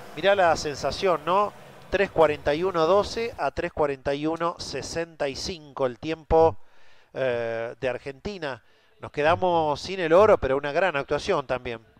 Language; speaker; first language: Spanish; native; Spanish